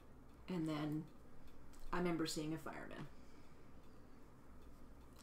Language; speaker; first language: English; native; English